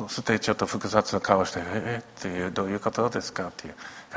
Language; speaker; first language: Japanese; non-native, local second language; English